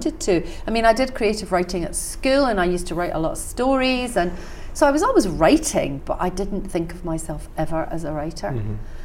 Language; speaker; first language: English; native; English